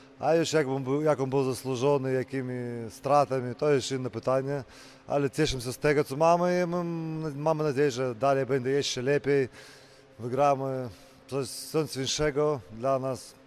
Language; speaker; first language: Polish; non-native, learner; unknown